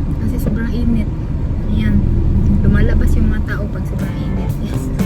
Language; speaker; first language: Filipino; non-native, local second language; Cebuano